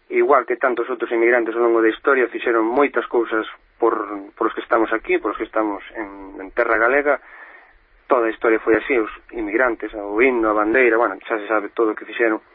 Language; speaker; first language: Galician; non-native, local second language; Spanish